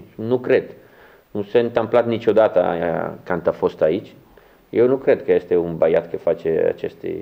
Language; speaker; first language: Romanian; non-native, learner; Italian